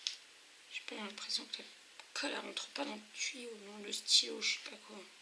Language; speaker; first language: French; native; French